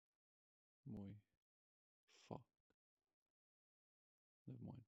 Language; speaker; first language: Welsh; non-native, learner; English